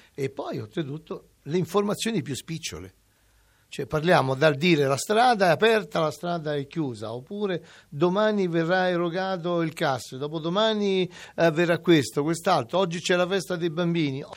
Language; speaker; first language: Italian; native; Italian